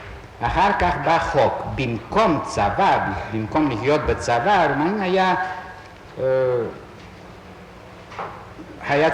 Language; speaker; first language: Hebrew; non-native, fluent; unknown